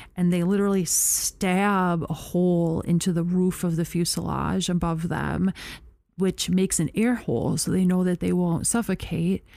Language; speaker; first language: English; native; English